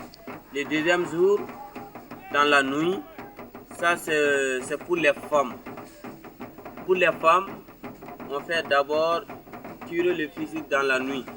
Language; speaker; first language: French; non-native, learner; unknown